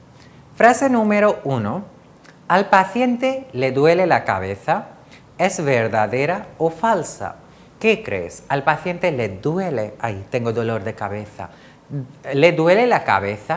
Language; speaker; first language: Spanish; non-native, fluent; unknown